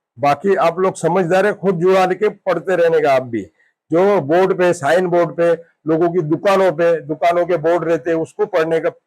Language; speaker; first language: Hindi; native; Hindi